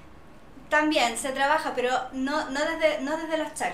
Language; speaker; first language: Spanish; native; Spanish